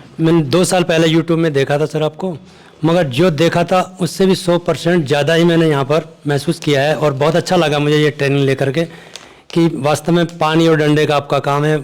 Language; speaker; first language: Hindi; native; Hindi